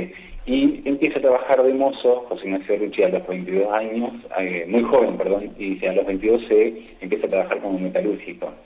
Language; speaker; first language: Spanish; native; Spanish